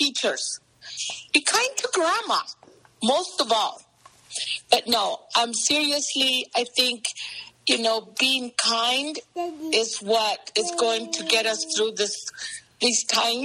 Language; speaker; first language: English; early bilingual, other home language; Spanish